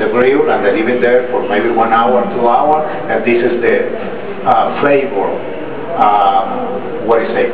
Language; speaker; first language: English; non-native, learner; Spanish